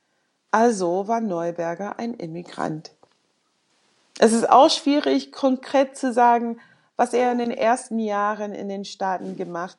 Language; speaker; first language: German; non-native, fluent; English